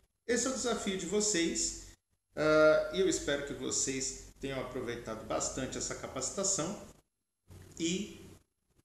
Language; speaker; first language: Portuguese; native; Portuguese